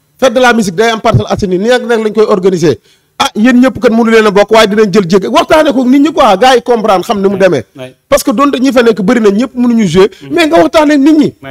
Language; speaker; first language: Wolof; native; Wolof